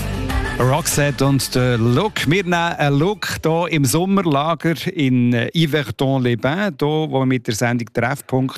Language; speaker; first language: German; native; German